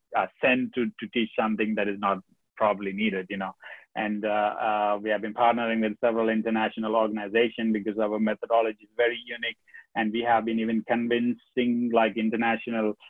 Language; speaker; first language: English; non-native, local second language; Tamil